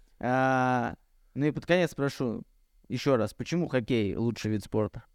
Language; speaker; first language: Russian; native; Russian